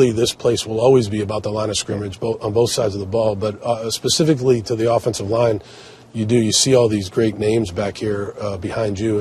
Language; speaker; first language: English; native; English